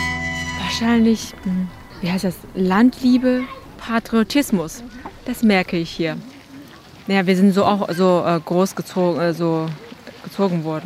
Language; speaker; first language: German; native; German